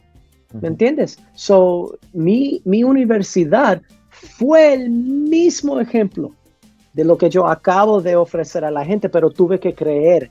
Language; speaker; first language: Spanish; early bilingual, heritage; English